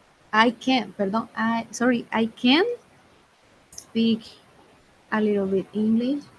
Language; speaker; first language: English; non-native, learner; Spanish